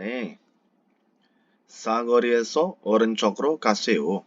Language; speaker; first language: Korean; non-native, fluent; Indonesian